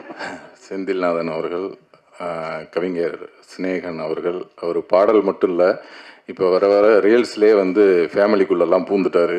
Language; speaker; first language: Tamil; native; Tamil